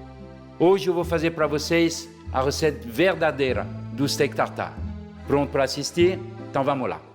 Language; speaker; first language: Portuguese; non-native, fluent; French